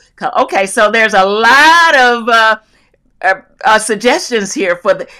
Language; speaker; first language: English; native; English